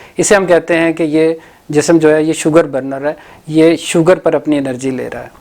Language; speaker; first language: Urdu; non-native, local second language; Punjabi